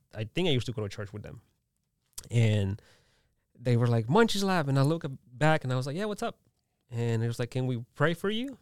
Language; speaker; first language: English; early bilingual, other home language; Spanish